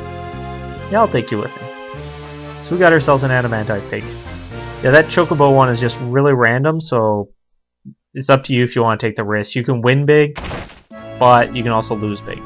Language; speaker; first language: English; native; English